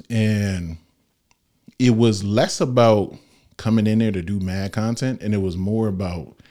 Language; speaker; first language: English; native; English